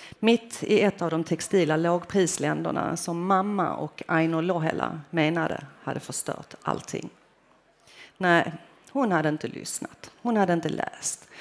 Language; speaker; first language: Swedish; early bilingual, other home language; Finnish